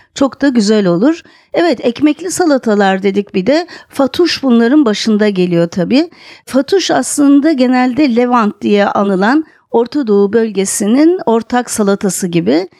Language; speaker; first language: Turkish; native; Turkish